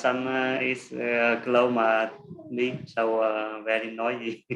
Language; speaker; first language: English; non-native, learner; Vietnamese